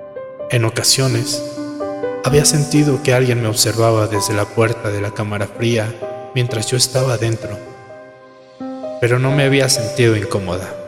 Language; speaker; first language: Spanish; native; Spanish